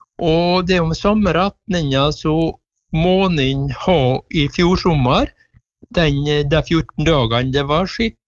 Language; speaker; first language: Norwegian; native; Norwegian